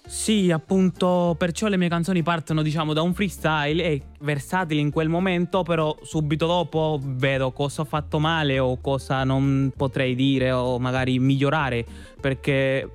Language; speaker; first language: Italian; non-native, fluent; Spanish